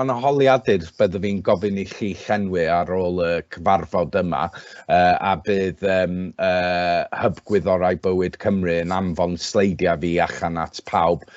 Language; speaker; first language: Welsh; non-native, local second language; English